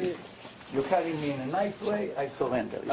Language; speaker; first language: English; non-native, fluent; Hebrew